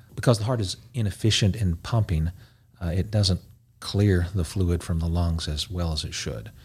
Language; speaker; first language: English; native; English